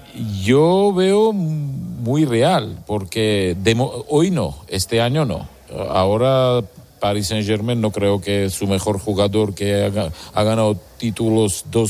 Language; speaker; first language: Spanish; non-native, learner; Georgian